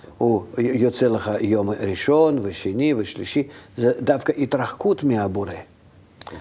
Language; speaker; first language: Hebrew; non-native, fluent; Russian